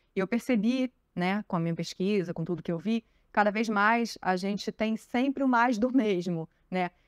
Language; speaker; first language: Portuguese; native; Portuguese